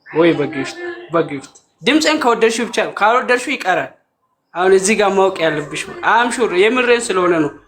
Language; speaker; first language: Amharic; non-native, local second language; Oromo